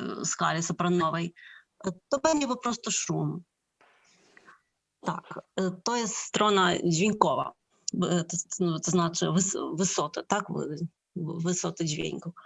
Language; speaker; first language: Polish; non-native, fluent; Ukrainian